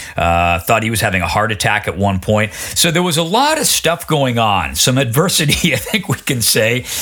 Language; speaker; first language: English; native; English